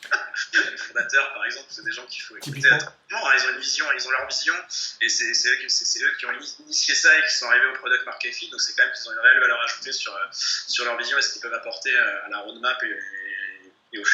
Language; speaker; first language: French; native; French